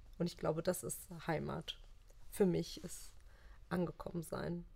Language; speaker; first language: German; early bilingual, other home language; Turkish